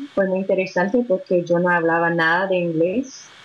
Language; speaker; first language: Spanish; non-native, fluent; Portuguese